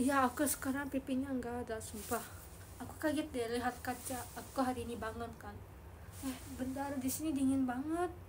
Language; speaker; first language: Indonesian; non-native, learner; Japanese